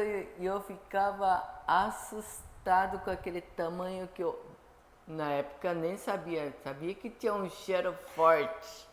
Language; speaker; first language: Portuguese; non-native, fluent; Japanese